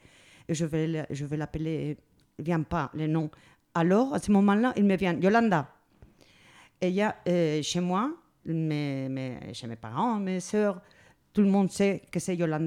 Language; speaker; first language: French; non-native, fluent; Spanish